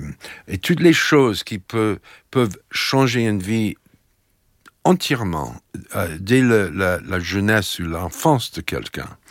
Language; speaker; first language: French; non-native, fluent; English